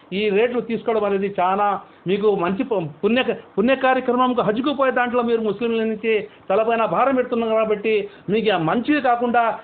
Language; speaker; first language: Telugu; non-native, local second language; Urdu